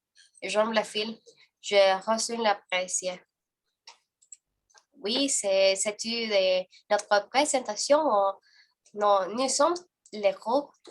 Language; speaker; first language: French; non-native, learner; Spanish